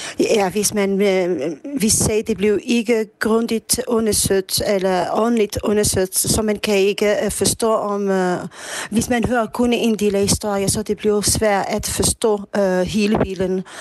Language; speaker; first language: Danish; non-native, fluent; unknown